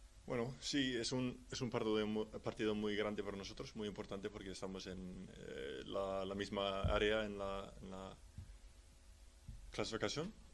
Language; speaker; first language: Spanish; non-native, learner; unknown